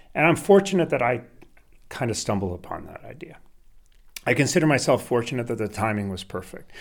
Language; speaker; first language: English; early bilingual, other home language; Swedish